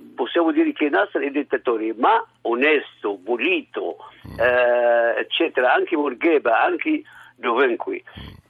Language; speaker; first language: Italian; non-native, fluent; Arabic